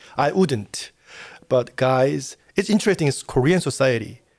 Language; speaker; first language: English; non-native, fluent; Korean